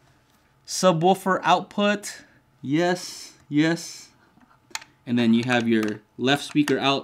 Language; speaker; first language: English; native; English